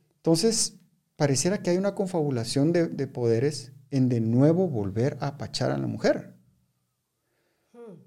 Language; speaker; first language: Spanish; native; Spanish